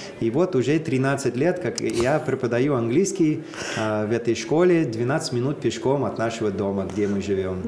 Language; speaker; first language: Russian; non-native, fluent; English